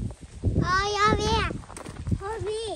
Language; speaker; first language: Swedish; non-native, learner; Mongolian